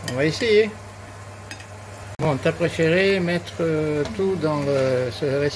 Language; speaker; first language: French; native; French